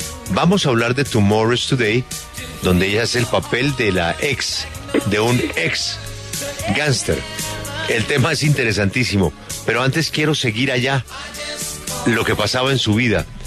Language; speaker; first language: Spanish; native; Spanish